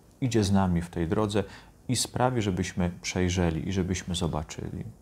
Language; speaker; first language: Polish; native; Polish